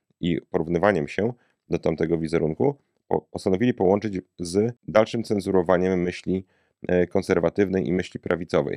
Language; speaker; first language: Polish; native; Polish